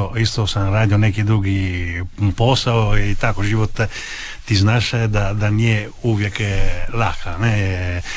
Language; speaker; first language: Croatian; non-native, learner; Italian